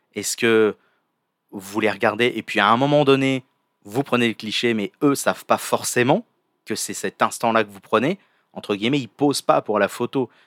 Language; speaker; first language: French; native; French